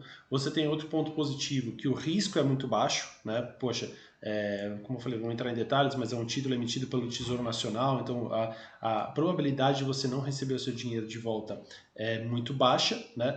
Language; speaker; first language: Portuguese; native; Portuguese